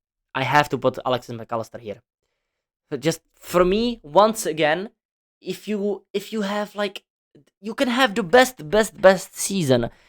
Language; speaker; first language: English; non-native, fluent; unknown